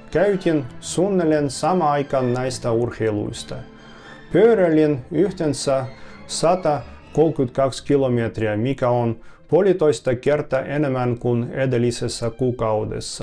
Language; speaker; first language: Finnish; non-native, fluent; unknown